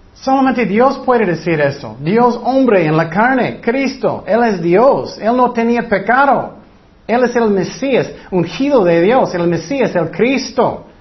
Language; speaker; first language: Spanish; non-native, fluent; English